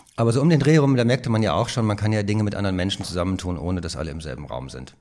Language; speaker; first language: German; native; German